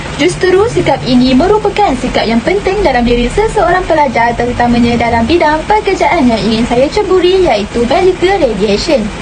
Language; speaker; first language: Malay; native; Malay